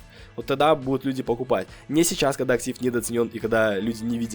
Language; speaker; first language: Russian; native; Russian